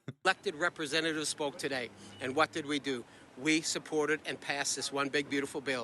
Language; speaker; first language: English; native; English